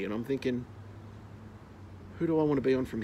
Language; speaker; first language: English; native; English